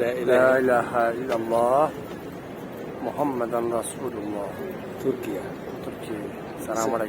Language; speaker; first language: Egyptian Arabic; native; Egyptian Arabic